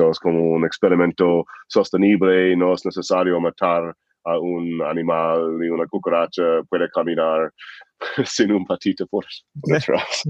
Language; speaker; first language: Spanish; non-native, fluent; English